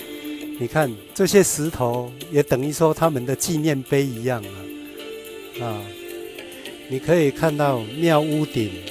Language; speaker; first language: Chinese; native; Chinese